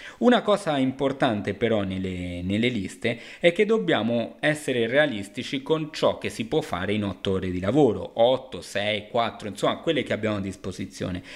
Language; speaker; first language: Italian; non-native, fluent; Spanish